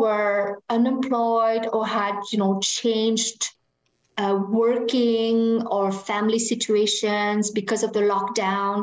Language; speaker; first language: English; non-native, fluent; French